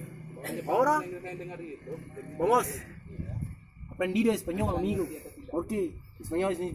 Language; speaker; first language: Spanish; non-native, learner; Indonesian